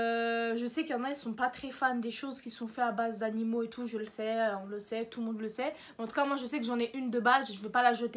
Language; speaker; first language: French; native; French